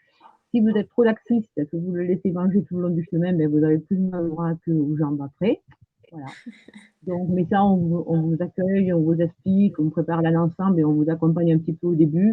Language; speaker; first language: French; native; French